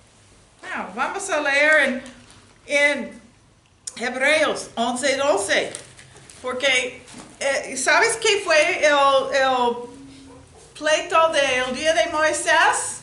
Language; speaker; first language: Spanish; non-native, learner; English